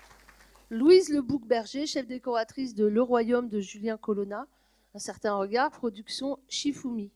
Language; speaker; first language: French; native; French